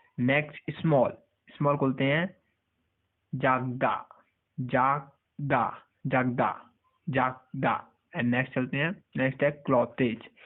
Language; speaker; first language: Hindi; native; Hindi